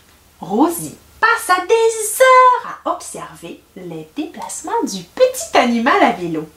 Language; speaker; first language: French; native; French